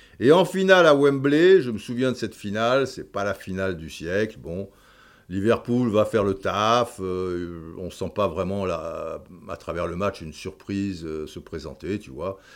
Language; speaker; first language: French; native; French